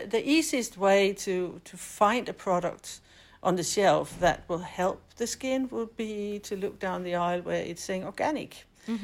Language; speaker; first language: English; non-native, fluent; Danish